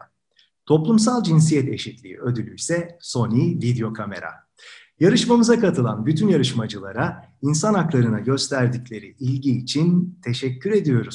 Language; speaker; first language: Turkish; native; Turkish